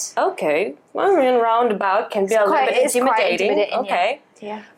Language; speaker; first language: English; non-native, fluent; Russian